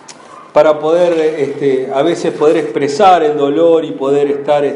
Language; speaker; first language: Spanish; native; Spanish